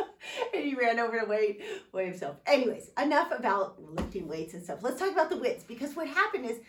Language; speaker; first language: English; native; English